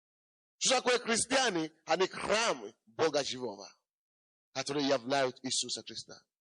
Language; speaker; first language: Russian; non-native, fluent; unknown